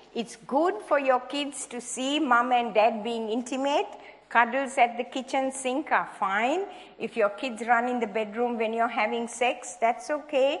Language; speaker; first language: English; non-native, local second language; Sinhala